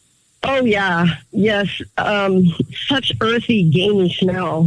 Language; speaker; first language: English; native; English